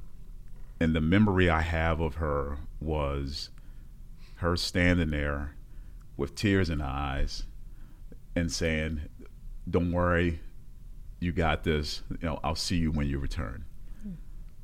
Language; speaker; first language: English; native; English